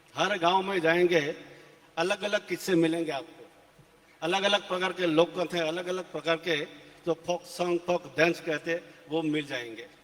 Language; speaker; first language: Hindi; non-native, local second language; Assamese